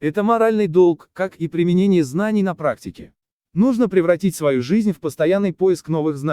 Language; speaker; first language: Russian; native; Russian